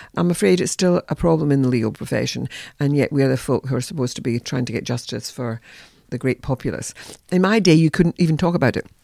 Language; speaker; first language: English; native; English